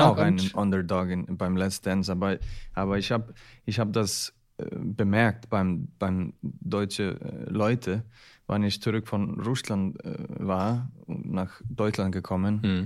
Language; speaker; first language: German; non-native, learner; Icelandic